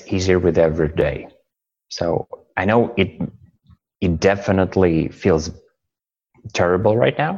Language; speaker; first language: English; non-native, fluent; Russian